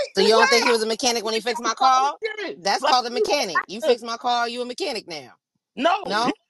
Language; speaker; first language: English; native; English